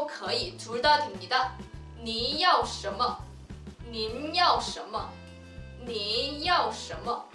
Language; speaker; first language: Chinese; non-native, fluent; Korean